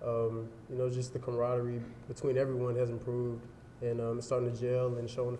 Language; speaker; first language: English; native; English